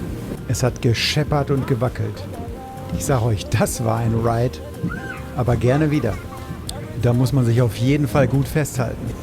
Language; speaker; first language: German; native; German